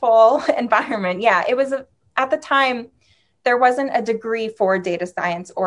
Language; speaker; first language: English; native; English